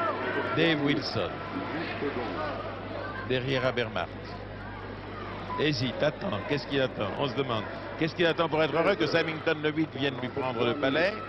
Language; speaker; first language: French; native; French